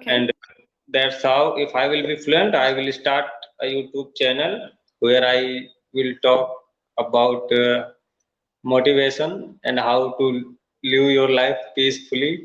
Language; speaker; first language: English; non-native, learner; Hindi